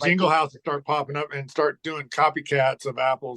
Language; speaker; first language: English; native; English